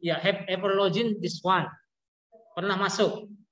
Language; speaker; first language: English; non-native, learner; Indonesian